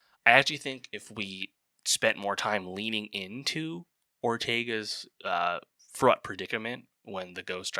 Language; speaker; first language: English; native; English